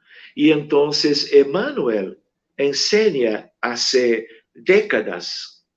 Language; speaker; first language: Spanish; non-native, fluent; Portuguese